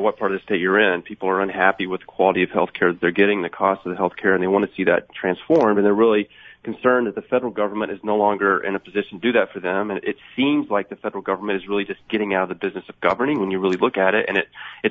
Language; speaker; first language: English; native; English